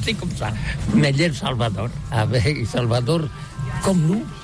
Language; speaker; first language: French; non-native, learner; Catalan